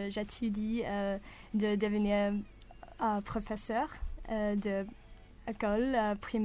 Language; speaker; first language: French; non-native, learner; English